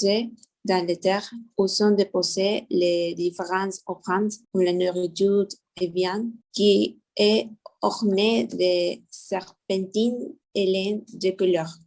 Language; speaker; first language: French; non-native, learner; Spanish